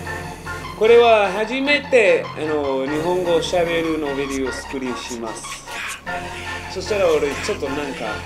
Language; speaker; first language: Japanese; non-native, learner; English